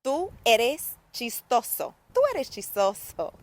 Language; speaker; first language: Spanish; non-native, fluent; English